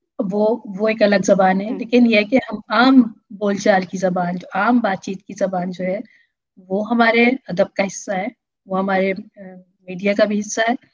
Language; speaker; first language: Urdu; native; Urdu